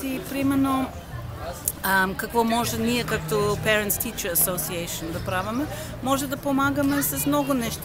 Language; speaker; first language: Bulgarian; non-native, learner; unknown